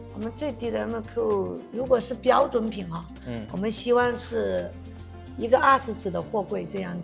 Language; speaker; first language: Chinese; native; Chinese